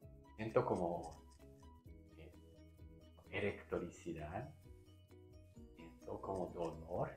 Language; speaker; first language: Spanish; non-native, learner; Japanese